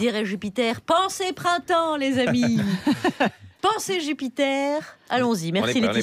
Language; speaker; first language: French; native; French